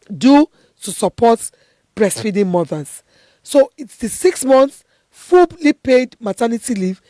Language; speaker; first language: English; non-native, local second language; Yoruba